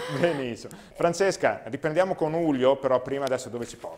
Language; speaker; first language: Italian; native; Italian